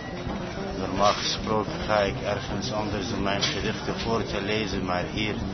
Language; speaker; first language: Dutch; non-native, fluent; Arabic